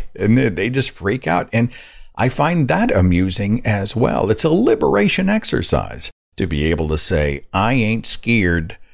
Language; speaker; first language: English; native; English